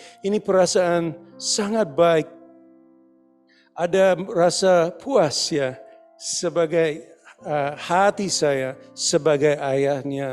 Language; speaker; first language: Indonesian; non-native, fluent; English